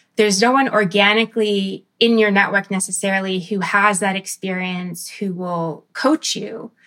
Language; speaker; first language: English; early bilingual, other home language; Arabic